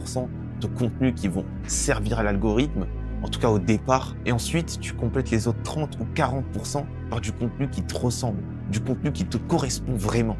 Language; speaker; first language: French; native; French